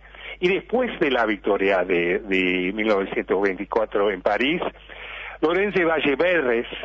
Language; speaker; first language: Spanish; early bilingual, heritage; Spanish